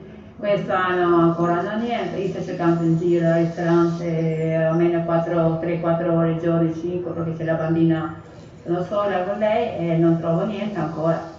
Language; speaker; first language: Italian; non-native, learner; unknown